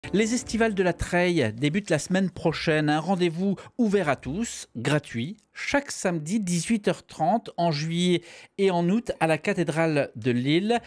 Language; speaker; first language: French; native; French